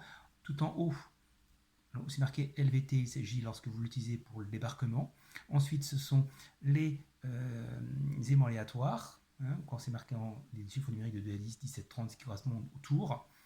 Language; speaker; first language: French; native; French